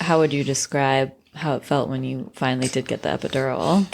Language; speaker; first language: English; native; English